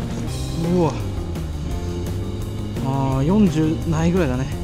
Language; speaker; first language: Japanese; native; Japanese